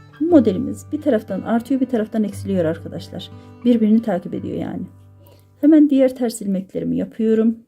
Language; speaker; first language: Turkish; native; Turkish